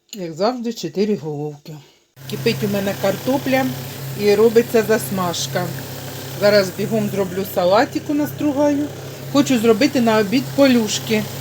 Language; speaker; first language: Ukrainian; non-native, local second language; Russian